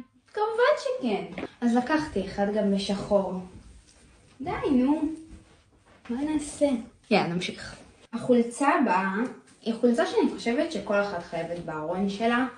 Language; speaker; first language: Hebrew; native; Hebrew